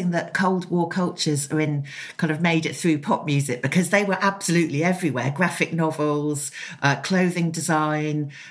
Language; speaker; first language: English; native; English